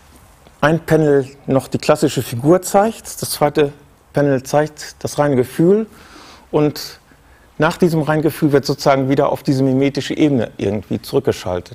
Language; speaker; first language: German; native; German